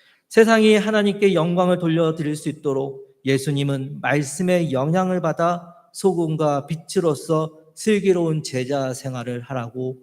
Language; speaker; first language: Korean; native; Korean